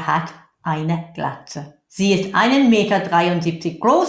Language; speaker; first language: German; non-native, fluent; English